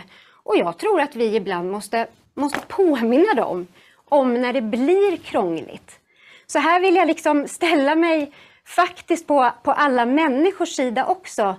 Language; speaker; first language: Swedish; native; Swedish